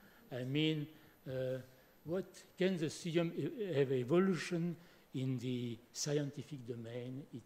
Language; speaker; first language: English; non-native, fluent; French